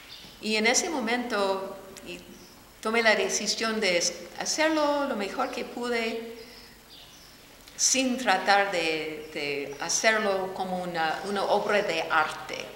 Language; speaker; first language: Spanish; non-native, fluent; English